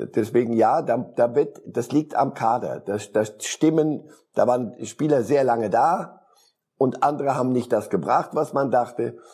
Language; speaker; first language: German; early bilingual, other home language; Polish